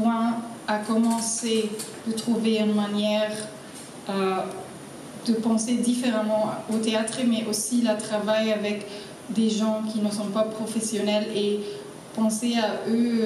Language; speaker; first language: French; non-native, learner; Arabic